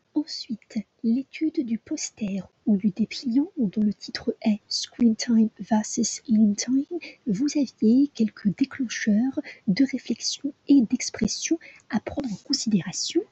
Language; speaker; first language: French; native; French